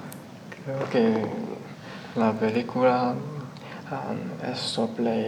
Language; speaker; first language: Spanish; non-native, learner; Chinese